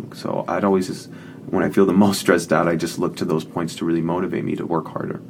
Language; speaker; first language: English; native; English